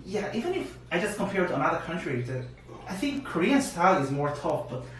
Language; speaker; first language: English; non-native, learner; Korean